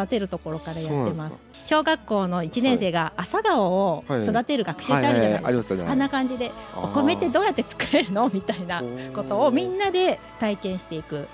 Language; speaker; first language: Japanese; native; Japanese